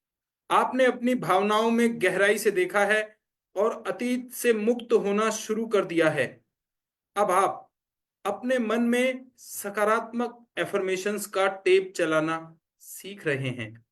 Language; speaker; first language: Hindi; native; Hindi